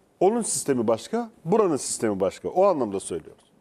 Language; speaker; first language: Turkish; native; Turkish